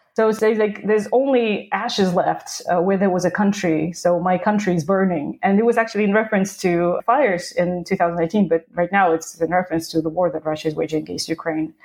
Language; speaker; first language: English; non-native, fluent; Russian